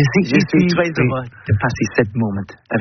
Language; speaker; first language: French; non-native, learner; English